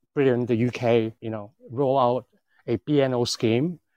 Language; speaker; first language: English; non-native, local second language; Cantonese